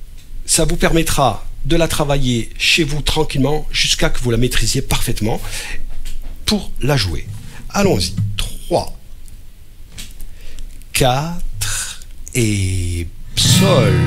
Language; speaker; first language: French; native; French